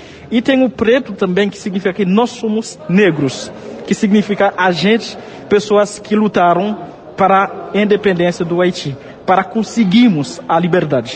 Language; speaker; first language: Portuguese; non-native, local second language; Haitian Creole